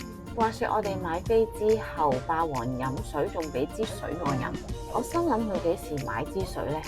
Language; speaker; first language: Cantonese; native; Cantonese